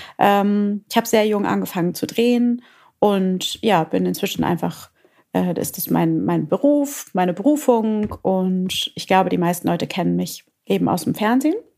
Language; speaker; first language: German; early bilingual, other home language; Portuguese